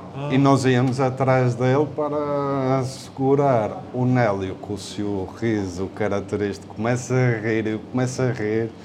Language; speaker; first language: Portuguese; early bilingual, other home language; Spanish